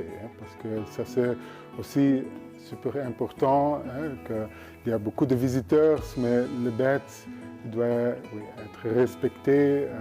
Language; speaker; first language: French; non-native, learner; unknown